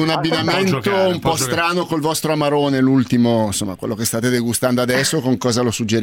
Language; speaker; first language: Italian; native; Italian